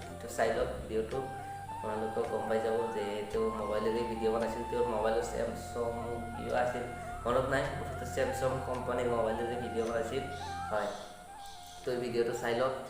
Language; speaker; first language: Assamese; non-native, local second language; Bangla